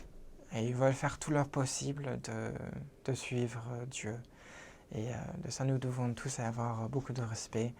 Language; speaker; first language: French; non-native, fluent; English